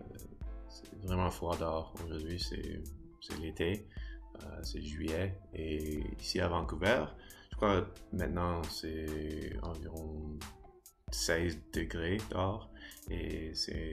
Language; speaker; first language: French; non-native, learner; English